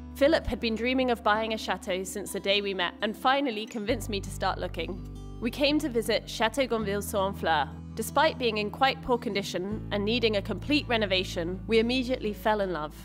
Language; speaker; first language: English; native; English